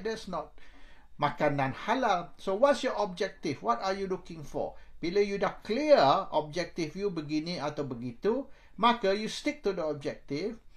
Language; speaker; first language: English; non-native, local second language; Malay